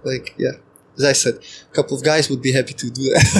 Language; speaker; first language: English; non-native, fluent; Slovak